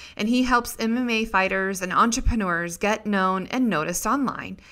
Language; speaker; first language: English; native; English